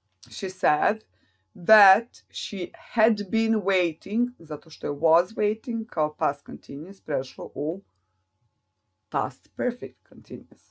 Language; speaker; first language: English; non-native, fluent; Serbian